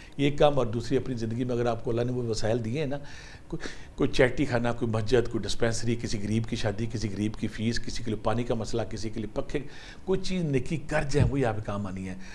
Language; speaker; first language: Urdu; non-native, local second language; Punjabi